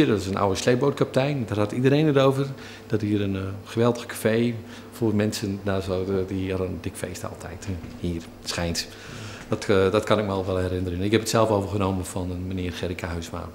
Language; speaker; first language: Dutch; native; Dutch